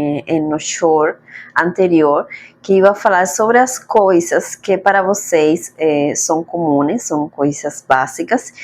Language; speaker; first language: Portuguese; non-native, fluent; Spanish